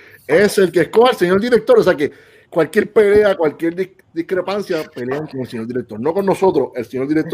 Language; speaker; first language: Spanish; native; Spanish